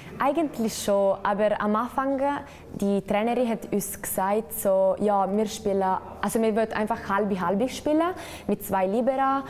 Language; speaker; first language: German; non-native, local second language; Italian